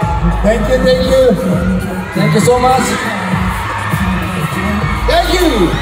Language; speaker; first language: English; non-native, learner; Korean